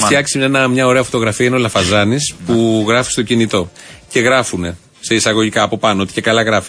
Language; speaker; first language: Greek; native; Greek